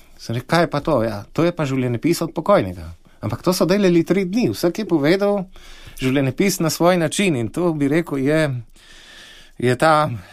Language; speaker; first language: Slovenian; native; Slovenian